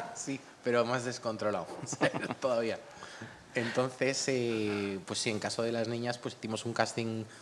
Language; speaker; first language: Spanish; native; Spanish